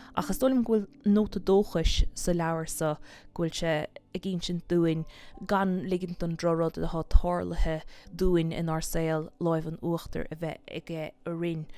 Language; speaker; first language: Irish; native; Irish